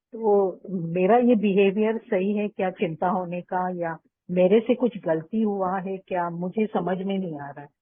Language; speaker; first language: Hindi; non-native, local second language; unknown